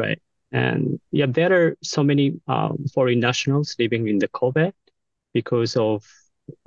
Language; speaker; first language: English; non-native, fluent; Japanese